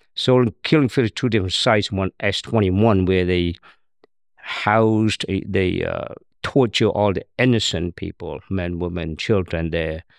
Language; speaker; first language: English; non-native, learner; Khmer